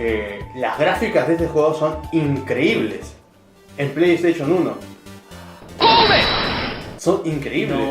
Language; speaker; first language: Spanish; native; Spanish